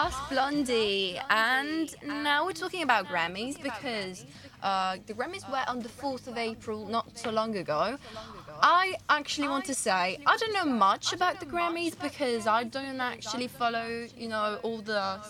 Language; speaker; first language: English; non-native, fluent; Italian